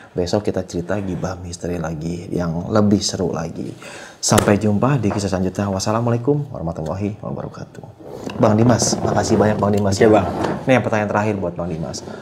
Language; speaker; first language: Indonesian; native; Indonesian